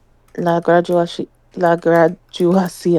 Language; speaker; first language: Spanish; non-native, learner; English